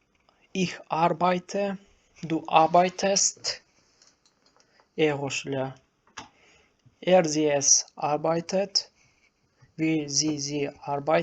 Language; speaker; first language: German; non-native, fluent; Turkmen